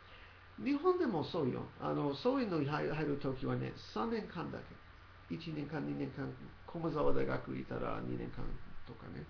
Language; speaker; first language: Japanese; non-native, learner; English